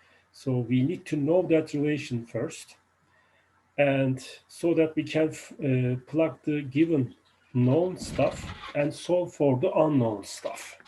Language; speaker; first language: English; non-native, fluent; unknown